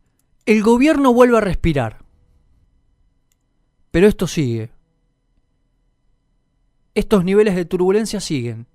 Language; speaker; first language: Spanish; native; Spanish